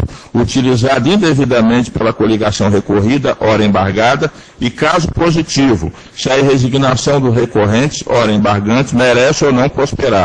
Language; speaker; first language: Portuguese; native; Portuguese